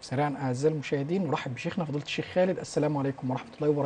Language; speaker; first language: Arabic; native; Arabic